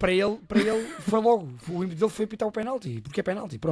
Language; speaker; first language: Portuguese; native; Portuguese